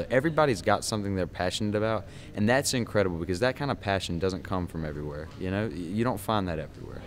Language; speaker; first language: English; native; English